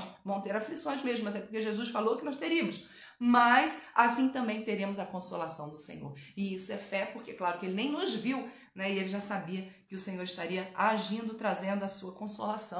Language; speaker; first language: Portuguese; native; Portuguese